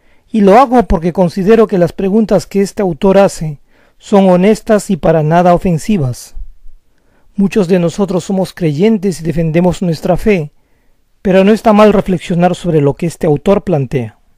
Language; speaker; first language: Spanish; native; Spanish